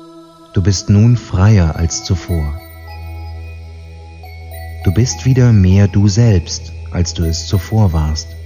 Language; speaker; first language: German; native; German